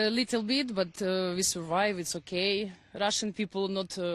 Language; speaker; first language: English; non-native, learner; Russian